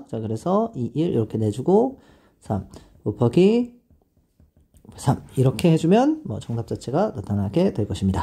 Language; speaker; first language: Korean; native; Korean